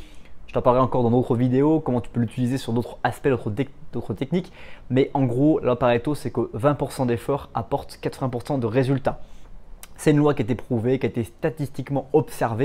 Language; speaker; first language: French; native; French